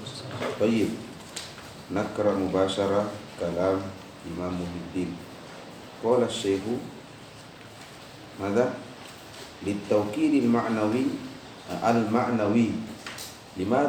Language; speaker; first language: Arabic; non-native, fluent; Indonesian